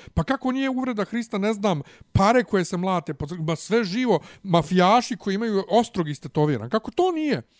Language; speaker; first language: Bosnian; native; Bosnian